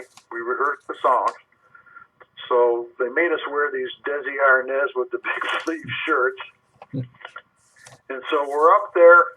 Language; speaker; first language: English; native; English